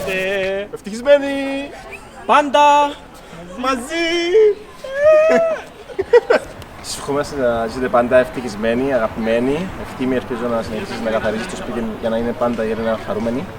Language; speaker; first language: Greek; native; Greek